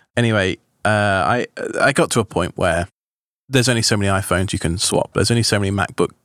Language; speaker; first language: English; native; English